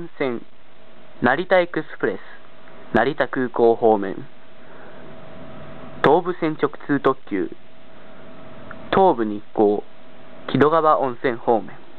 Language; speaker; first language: Japanese; native; Japanese